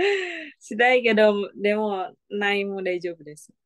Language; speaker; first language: Japanese; non-native, learner; Indonesian